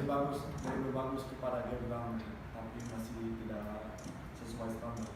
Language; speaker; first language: Indonesian; non-native, fluent; Dutch